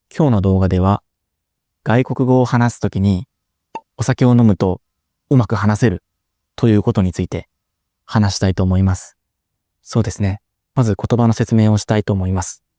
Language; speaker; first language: Japanese; native; Japanese